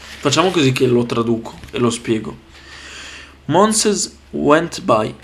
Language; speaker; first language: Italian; early bilingual, other home language; Arabic